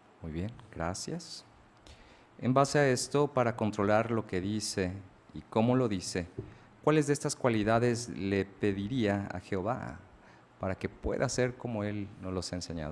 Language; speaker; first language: Spanish; native; Spanish